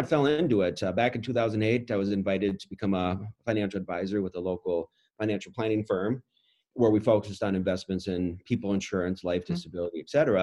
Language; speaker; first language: English; native; English